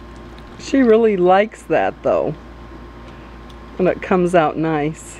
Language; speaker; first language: English; native; English